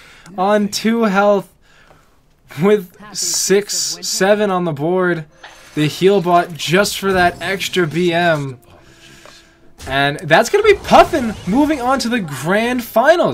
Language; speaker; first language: English; native; English